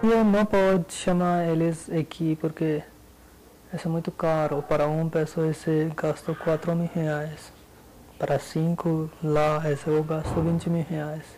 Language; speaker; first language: Portuguese; non-native, learner; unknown